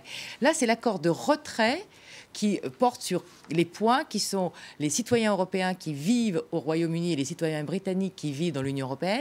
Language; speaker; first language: French; native; French